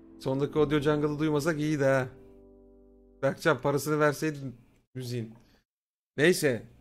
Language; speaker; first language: Turkish; native; Turkish